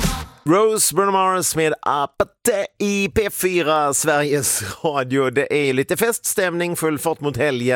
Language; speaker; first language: Swedish; native; Swedish